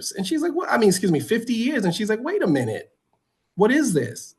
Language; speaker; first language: English; native; English